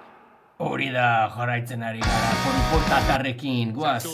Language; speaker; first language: Basque; non-native, learner; English